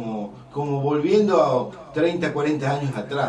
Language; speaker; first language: Spanish; native; Spanish